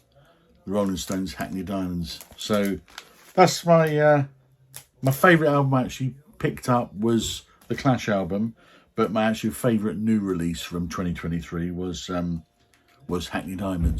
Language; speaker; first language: English; native; English